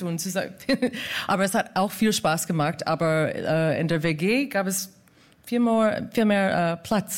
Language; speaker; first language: German; non-native, fluent; English